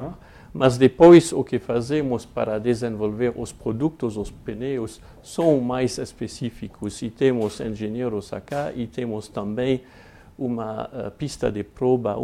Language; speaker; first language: Portuguese; non-native, fluent; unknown